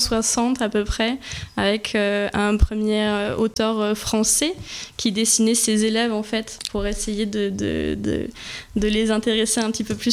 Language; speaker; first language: French; native; French